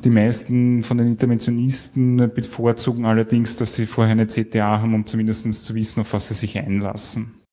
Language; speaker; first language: German; native; German